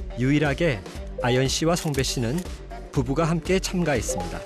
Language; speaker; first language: Korean; native; Korean